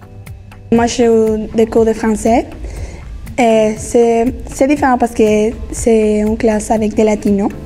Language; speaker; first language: French; non-native, fluent; Spanish